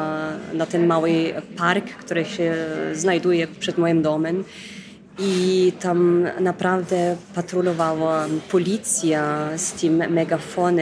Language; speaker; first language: Polish; non-native, fluent; German